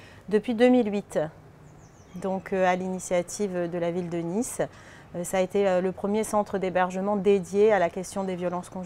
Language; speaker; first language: French; native; French